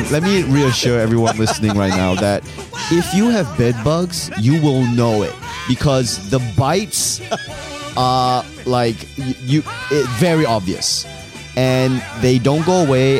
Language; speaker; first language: English; native; English